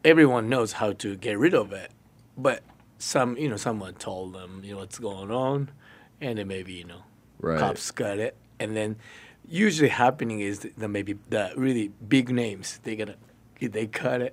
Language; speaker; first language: English; non-native, learner; Japanese